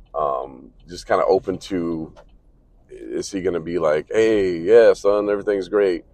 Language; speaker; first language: English; native; English